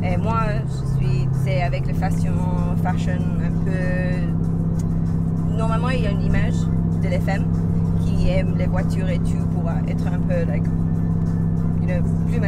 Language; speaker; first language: French; non-native, learner; English